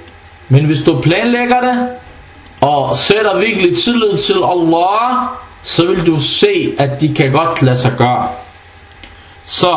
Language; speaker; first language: Danish; early bilingual, other home language; Arabic